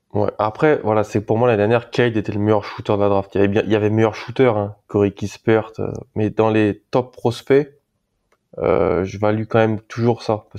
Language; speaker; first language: French; native; French